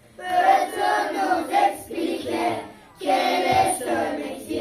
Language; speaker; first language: French; non-native, learner; Turkish